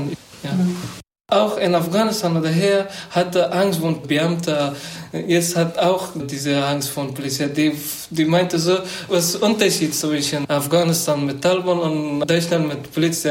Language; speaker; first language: German; non-native, learner; Persian